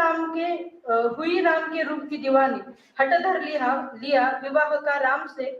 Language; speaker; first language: Hindi; non-native, local second language; Marathi